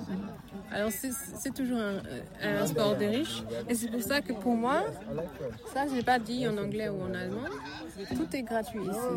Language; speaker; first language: French; early bilingual, heritage; French